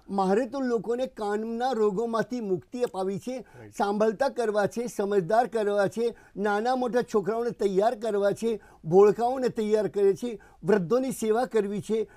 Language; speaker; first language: Gujarati; non-native, local second language; Hindi